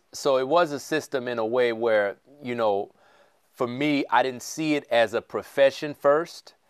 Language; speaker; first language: English; native; English